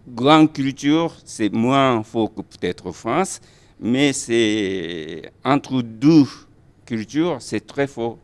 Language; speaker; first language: French; non-native, fluent; Japanese